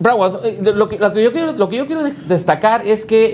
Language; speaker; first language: Spanish; native; Spanish